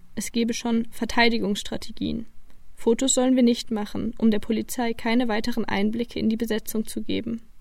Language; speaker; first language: German; native; German